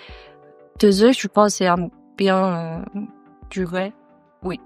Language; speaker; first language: French; non-native, learner; Chinese